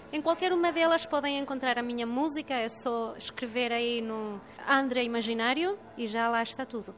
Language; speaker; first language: Portuguese; early bilingual, heritage; Portuguese